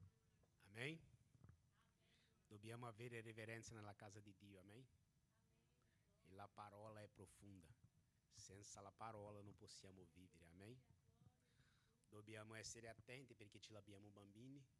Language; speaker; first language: Italian; non-native, fluent; Portuguese